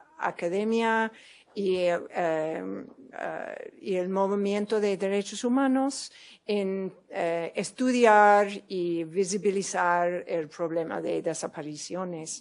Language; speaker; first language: Spanish; non-native, fluent; English